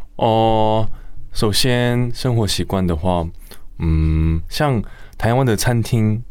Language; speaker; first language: Chinese; non-native, fluent; Korean